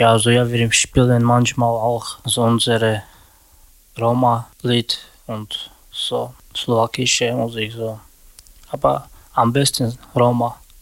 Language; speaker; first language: German; non-native, learner; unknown